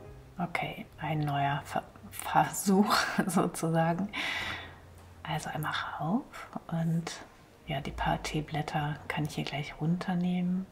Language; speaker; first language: German; native; German